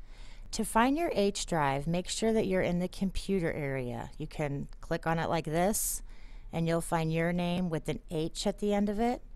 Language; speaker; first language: English; native; English